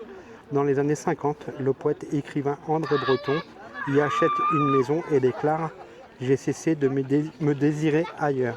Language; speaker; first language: French; native; French